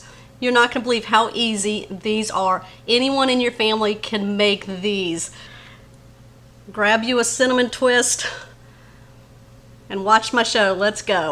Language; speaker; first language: English; native; English